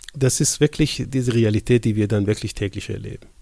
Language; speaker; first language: German; non-native, fluent; Persian